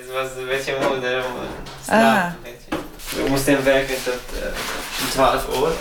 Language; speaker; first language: Dutch; non-native, learner; Arabic